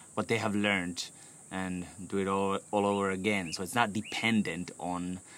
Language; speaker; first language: English; non-native, fluent; Finnish